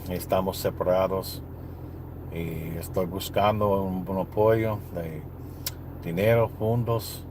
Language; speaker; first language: Spanish; non-native, learner; English